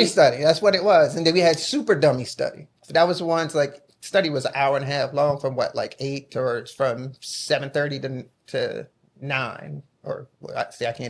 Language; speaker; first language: English; native; English